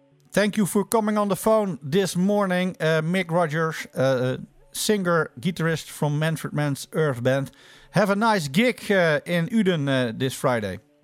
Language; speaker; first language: English; non-native, fluent; Dutch